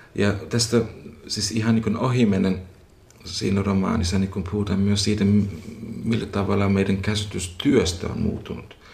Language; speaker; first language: Finnish; non-native, fluent; German